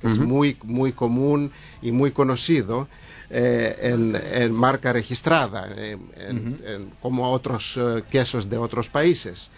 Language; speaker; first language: Spanish; non-native, learner; Greek